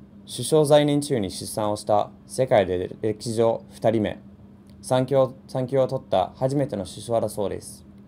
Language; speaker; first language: Japanese; non-native, fluent; English